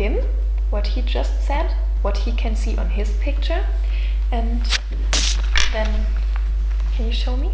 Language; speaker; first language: English; non-native, fluent; German